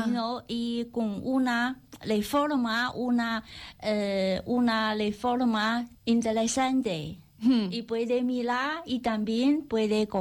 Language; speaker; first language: Spanish; non-native, learner; Chinese